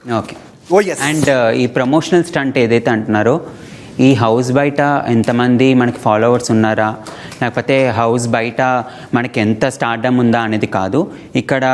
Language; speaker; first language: Telugu; native; Telugu